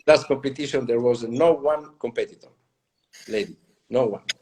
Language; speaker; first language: English; non-native, learner; Italian